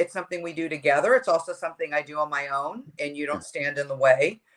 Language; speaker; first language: English; native; English